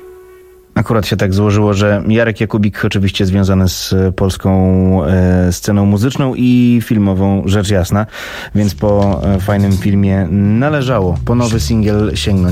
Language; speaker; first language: Polish; native; Polish